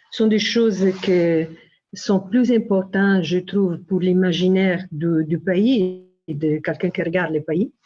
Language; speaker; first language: French; non-native, fluent; Italian